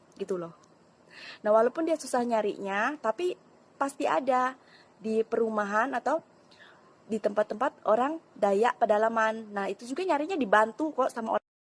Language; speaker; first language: Indonesian; non-native, local second language; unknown